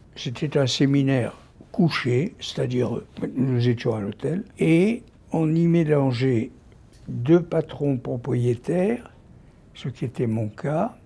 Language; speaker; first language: French; native; French